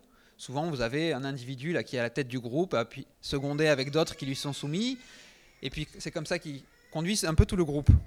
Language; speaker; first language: French; native; French